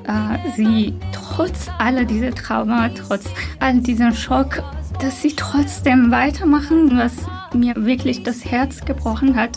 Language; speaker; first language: German; non-native, fluent; Persian